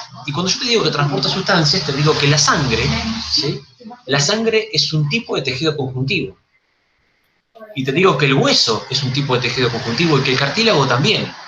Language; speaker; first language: Spanish; native; Spanish